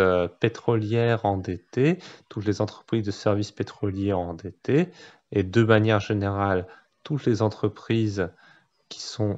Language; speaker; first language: French; native; French